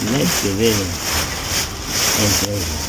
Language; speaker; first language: Spanish; non-native, learner; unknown